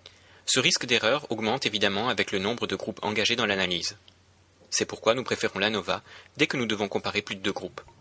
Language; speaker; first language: French; native; French